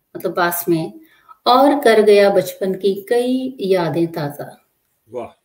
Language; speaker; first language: Hindi; native; Hindi